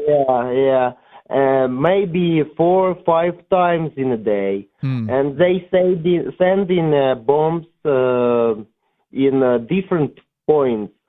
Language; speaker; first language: English; non-native, learner; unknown